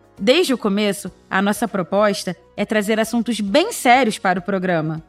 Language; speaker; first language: Portuguese; native; Portuguese